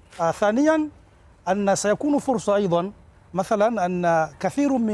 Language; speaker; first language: Arabic; non-native, local second language; Comorian